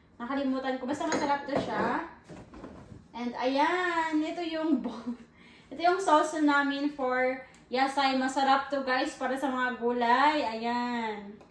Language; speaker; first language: Filipino; native; Filipino